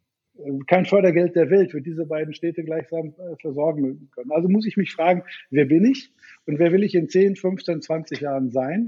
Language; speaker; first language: German; native; German